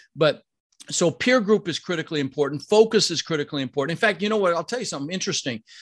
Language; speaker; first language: English; early bilingual, other home language; Dutch